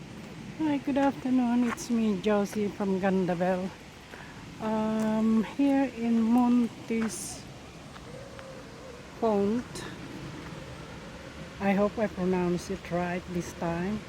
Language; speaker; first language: English; non-native, fluent; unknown